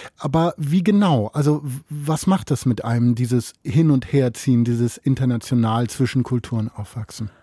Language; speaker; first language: German; native; German